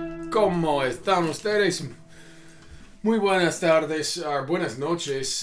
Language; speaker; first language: Spanish; non-native, fluent; English